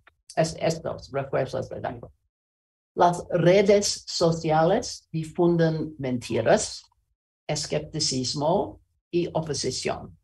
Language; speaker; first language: Spanish; non-native, learner; English